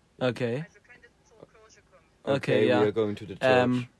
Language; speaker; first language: English; non-native, learner; German